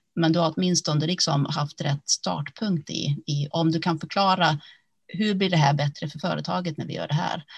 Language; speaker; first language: Swedish; early bilingual, other home language; Finnish